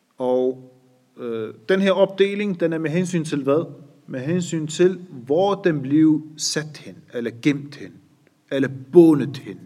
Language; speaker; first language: Danish; non-native, fluent; Arabic